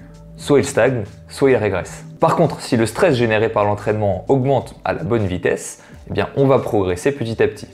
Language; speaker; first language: French; native; French